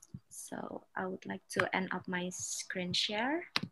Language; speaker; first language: English; non-native, fluent; Indonesian